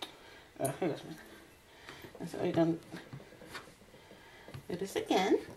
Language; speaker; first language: English; native; English